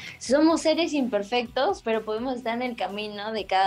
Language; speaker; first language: Spanish; native; Spanish